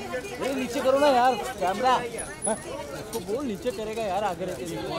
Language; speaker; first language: Hindi; native; Hindi